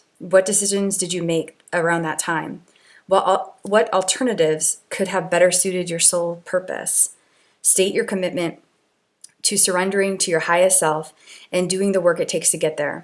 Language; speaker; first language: English; native; English